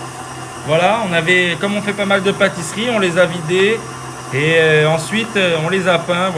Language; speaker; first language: French; native; French